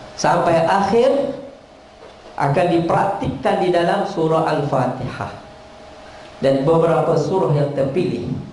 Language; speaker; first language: Malay; native; Malay